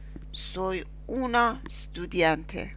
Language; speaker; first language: Spanish; non-native, fluent; Persian